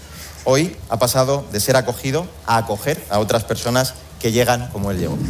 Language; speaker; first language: Spanish; native; Spanish